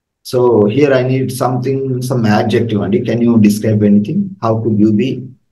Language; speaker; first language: English; non-native, local second language; Telugu